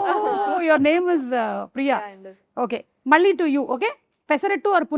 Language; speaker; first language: Telugu; native; Telugu